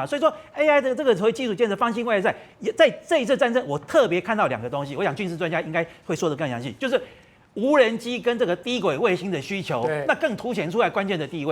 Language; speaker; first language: Chinese; native; Chinese